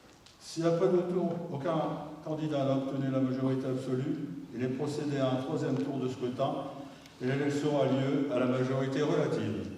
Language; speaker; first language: French; native; French